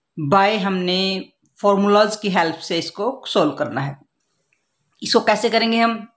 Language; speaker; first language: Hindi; native; Hindi